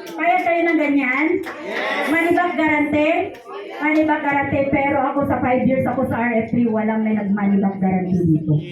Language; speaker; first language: Filipino; non-native, local second language; Hiligaynon